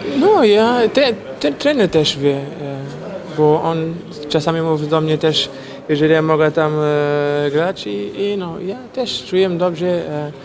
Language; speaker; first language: Polish; non-native, fluent; Portuguese